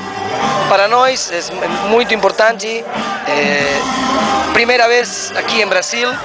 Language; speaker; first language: Portuguese; non-native, learner; Spanish